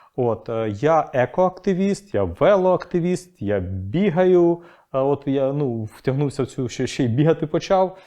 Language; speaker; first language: Ukrainian; non-native, local second language; Russian